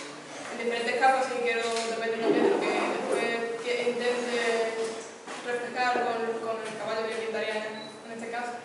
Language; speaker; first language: Spanish; native; Spanish